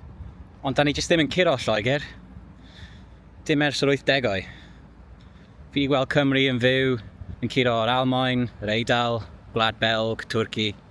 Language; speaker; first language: Welsh; native; Welsh